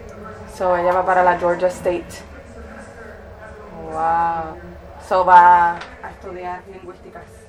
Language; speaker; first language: Spanish; early bilingual, heritage; Spanish